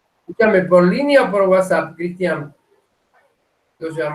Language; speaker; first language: Spanish; native; Spanish